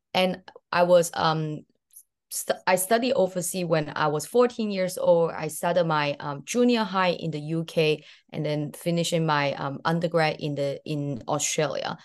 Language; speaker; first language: English; early bilingual, other home language; Cantonese